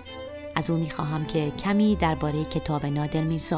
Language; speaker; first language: Persian; native; Persian